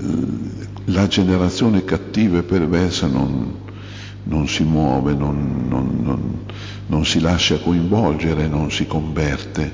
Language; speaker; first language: Italian; native; Italian